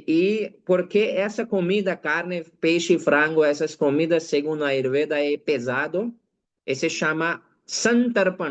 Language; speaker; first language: Portuguese; non-native, learner; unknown